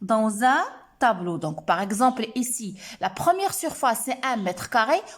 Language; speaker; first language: French; non-native, local second language; Arabic